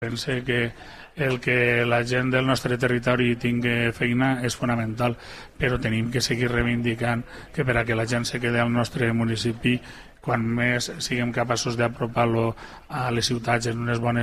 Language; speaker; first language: Catalan; native; Catalan